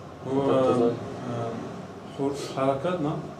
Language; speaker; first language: Arabic; non-native, learner; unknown